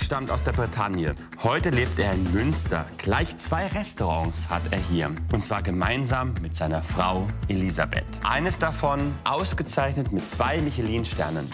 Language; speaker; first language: German; native; German